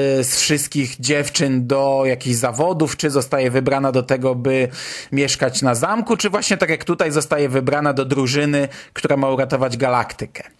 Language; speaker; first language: Polish; native; Polish